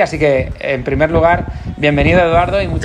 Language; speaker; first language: Spanish; non-native, learner; Portuguese